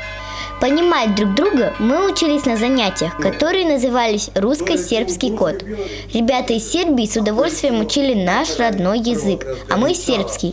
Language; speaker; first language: Russian; native; Russian